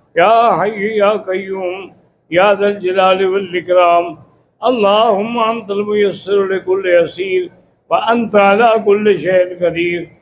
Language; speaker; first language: Urdu; native; Urdu